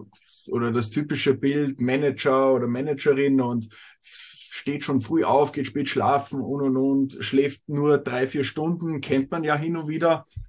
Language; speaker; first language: German; native; German